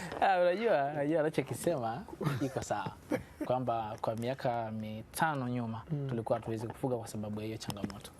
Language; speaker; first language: Swahili; non-native, local second language; Masai